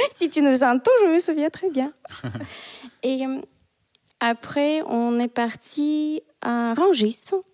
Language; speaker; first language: French; non-native, fluent; Russian